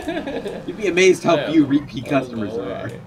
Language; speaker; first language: English; native; English